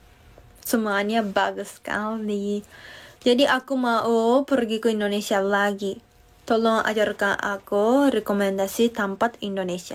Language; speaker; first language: Indonesian; non-native, learner; Japanese